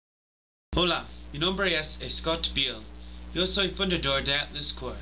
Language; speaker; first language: Spanish; non-native, fluent; English